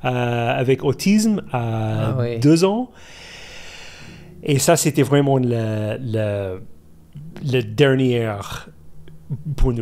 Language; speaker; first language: French; non-native, fluent; English